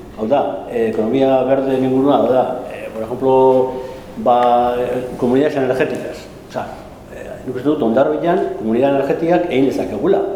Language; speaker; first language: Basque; non-native, local second language; Spanish